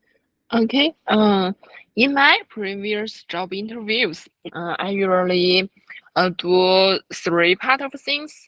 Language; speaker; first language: English; non-native, fluent; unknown